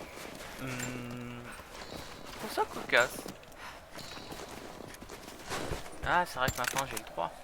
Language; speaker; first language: French; native; French